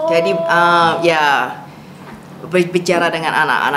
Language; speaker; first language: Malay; non-native, fluent; English